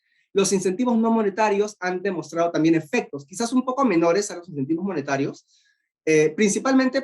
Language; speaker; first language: Spanish; native; Spanish